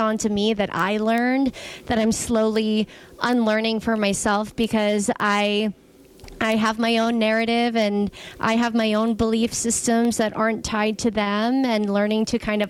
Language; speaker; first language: English; native; English